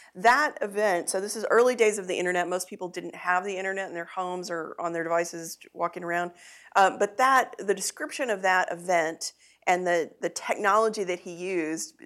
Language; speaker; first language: English; native; English